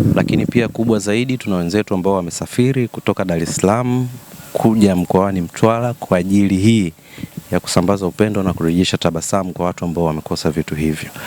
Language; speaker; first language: Swahili; native; Swahili